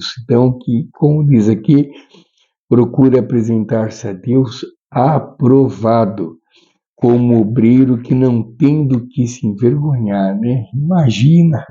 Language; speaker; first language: Portuguese; native; Portuguese